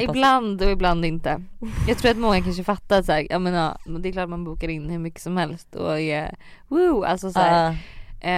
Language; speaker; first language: Swedish; native; Swedish